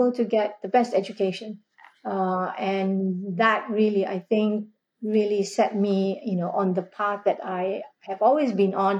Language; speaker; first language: English; non-native, local second language; Malay